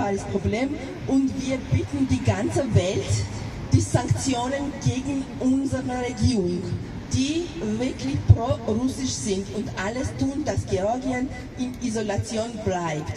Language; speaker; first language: German; non-native, local second language; Georgian